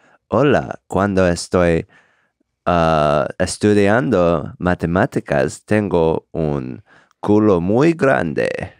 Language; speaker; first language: Spanish; non-native, learner; Korean